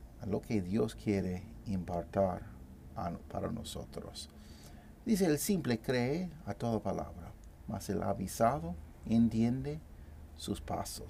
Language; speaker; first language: Spanish; non-native, fluent; English